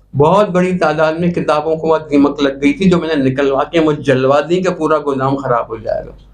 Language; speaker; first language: Urdu; non-native, local second language; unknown